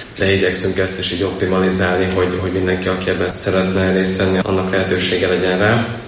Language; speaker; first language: Hungarian; native; Hungarian